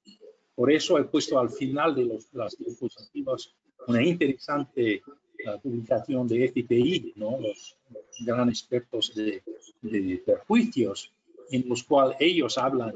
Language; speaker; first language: Spanish; non-native, fluent; English